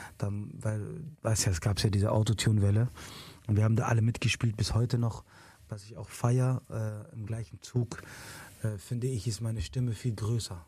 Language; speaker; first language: German; early bilingual, other home language; Arabic